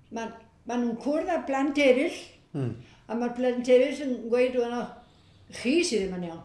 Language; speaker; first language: Welsh; early bilingual, heritage; Welsh